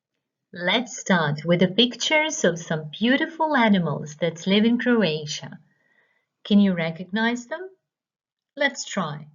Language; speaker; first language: English; non-native, fluent; Croatian